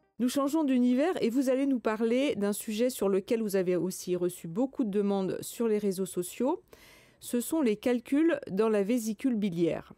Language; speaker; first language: French; native; French